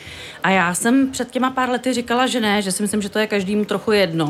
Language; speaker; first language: Czech; native; Czech